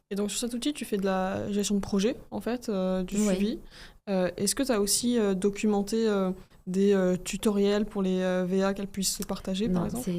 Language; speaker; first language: French; native; French